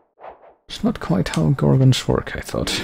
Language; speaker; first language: English; native; English